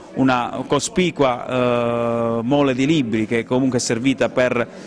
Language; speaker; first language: Italian; native; Italian